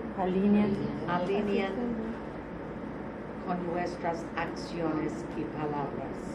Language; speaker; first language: Spanish; non-native, fluent; English